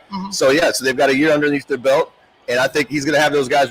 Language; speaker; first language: English; native; English